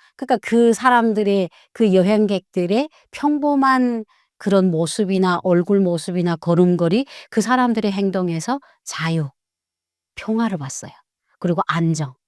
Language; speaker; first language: Korean; native; Korean